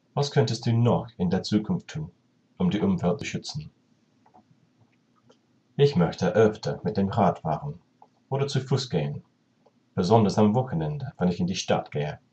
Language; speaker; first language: German; non-native, learner; English